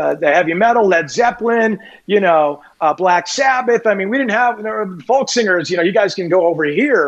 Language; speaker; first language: English; native; English